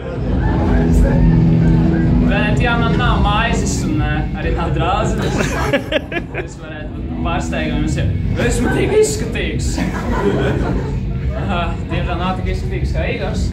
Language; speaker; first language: Latvian; non-native, local second language; Russian